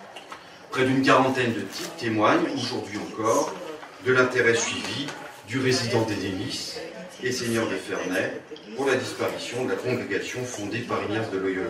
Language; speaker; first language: French; native; French